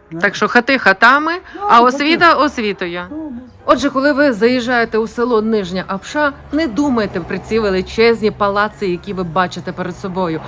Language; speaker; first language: Ukrainian; native; Ukrainian